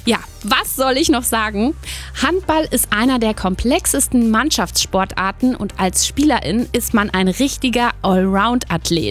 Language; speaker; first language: German; native; German